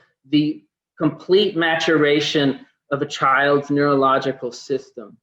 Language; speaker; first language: English; native; English